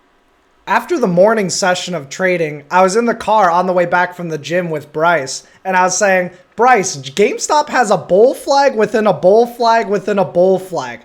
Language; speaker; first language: English; native; English